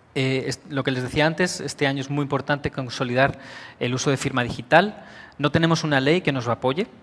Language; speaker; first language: Spanish; native; Spanish